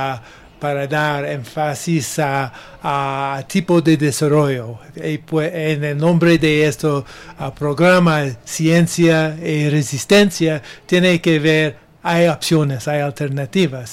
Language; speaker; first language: Spanish; non-native, learner; English